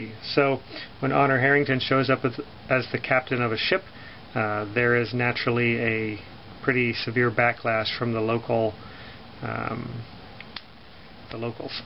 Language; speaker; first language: English; native; English